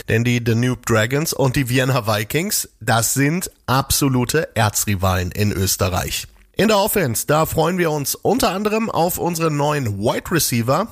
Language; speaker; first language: German; native; German